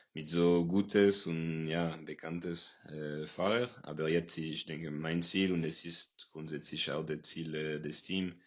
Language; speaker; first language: German; non-native, local second language; French